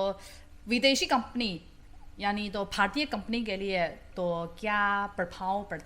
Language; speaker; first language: Hindi; non-native, fluent; Chinese